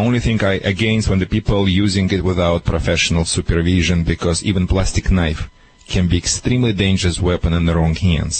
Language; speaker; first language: English; non-native, fluent; Romanian